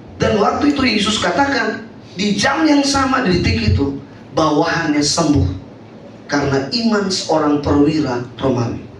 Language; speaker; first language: Indonesian; native; Indonesian